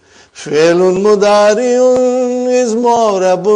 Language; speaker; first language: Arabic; non-native, fluent; English